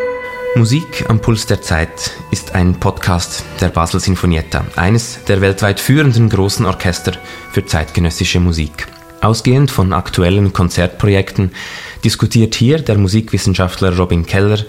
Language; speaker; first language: German; native; German